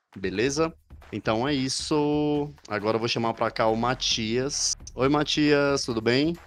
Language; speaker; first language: Portuguese; native; Portuguese